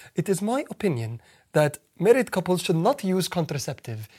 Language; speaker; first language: English; early bilingual, other home language; Arabic